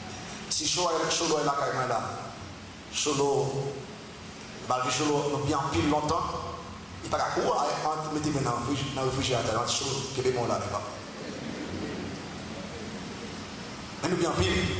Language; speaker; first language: French; non-native, local second language; Haitian Creole